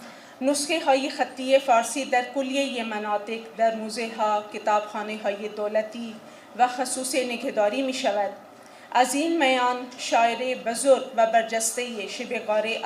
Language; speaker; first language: Persian; non-native, fluent; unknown